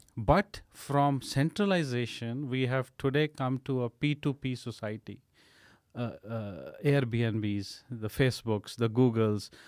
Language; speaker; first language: English; non-native, local second language; Punjabi